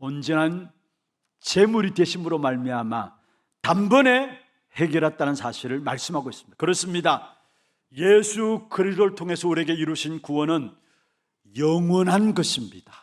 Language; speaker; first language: Korean; native; Korean